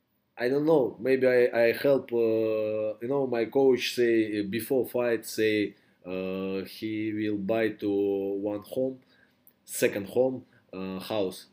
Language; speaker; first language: English; non-native, learner; Russian